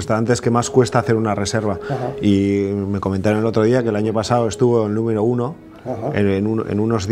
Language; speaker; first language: Spanish; native; Spanish